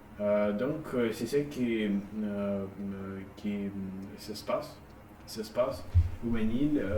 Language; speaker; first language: French; non-native, learner; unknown